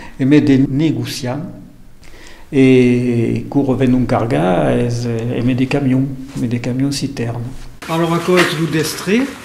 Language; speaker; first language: Occitan; native; Occitan